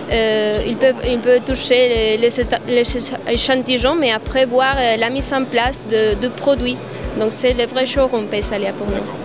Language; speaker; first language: French; non-native, fluent; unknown